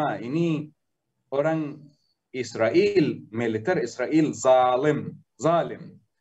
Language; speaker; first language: Indonesian; non-native, learner; Arabic